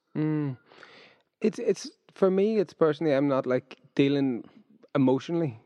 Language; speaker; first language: English; native; English